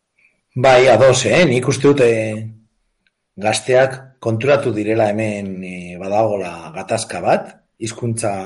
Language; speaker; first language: Basque; native; Basque